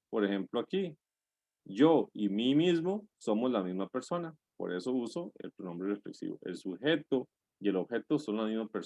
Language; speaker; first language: Spanish; non-native, fluent; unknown